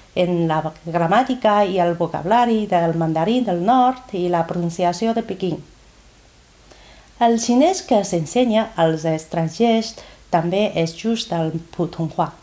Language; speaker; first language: Catalan; non-native, fluent; Chinese